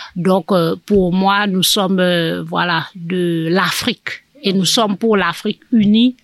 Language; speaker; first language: French; native; French